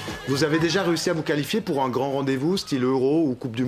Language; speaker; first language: French; native; French